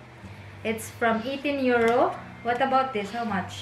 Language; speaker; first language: English; non-native, local second language; Filipino